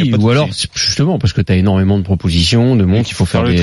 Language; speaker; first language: French; native; French